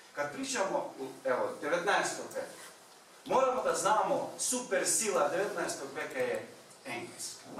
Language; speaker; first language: Bosnian; non-native, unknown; Turkish